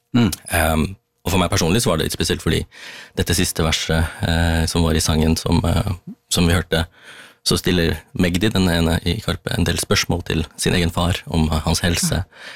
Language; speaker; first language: Norwegian; early bilingual, other home language; Tamil